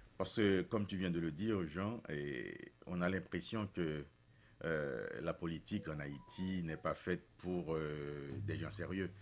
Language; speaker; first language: French; non-native, local second language; Haitian Creole